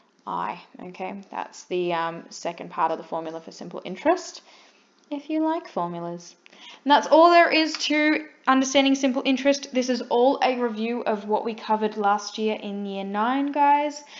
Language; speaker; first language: English; native; English